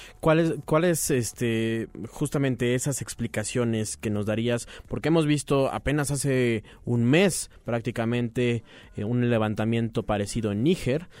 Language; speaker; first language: Spanish; native; Spanish